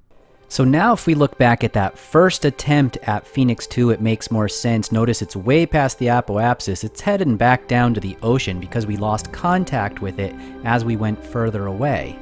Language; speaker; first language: English; native; English